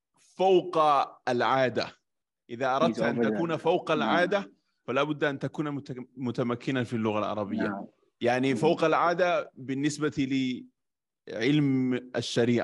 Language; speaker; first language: Arabic; non-native, fluent; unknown